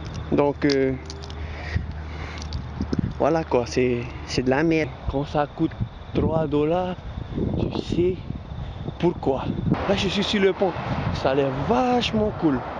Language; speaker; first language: French; native; French